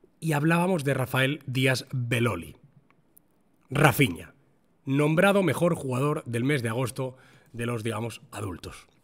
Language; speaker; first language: Spanish; native; Spanish